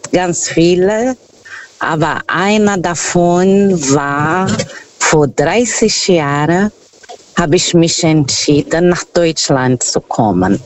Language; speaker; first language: German; non-native, learner; Portuguese